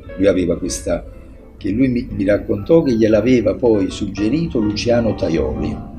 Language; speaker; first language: Italian; native; Italian